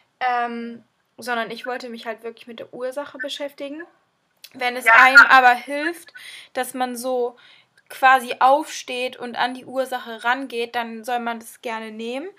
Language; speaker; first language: German; native; German